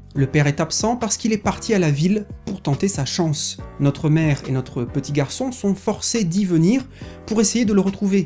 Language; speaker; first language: French; native; French